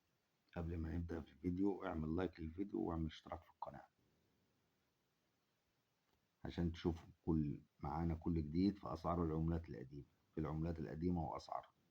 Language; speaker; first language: Arabic; native; Arabic